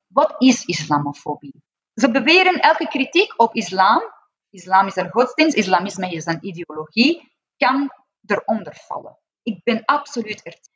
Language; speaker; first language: Dutch; non-native, fluent; Persian